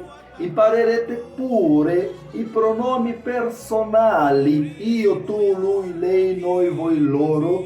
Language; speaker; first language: Italian; non-native, fluent; Portuguese